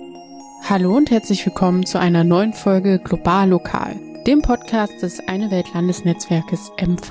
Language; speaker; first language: German; native; German